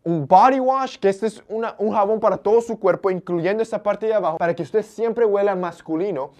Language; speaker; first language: Spanish; early bilingual, heritage; Spanish